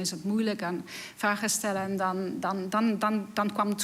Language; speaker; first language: Dutch; non-native, fluent; Polish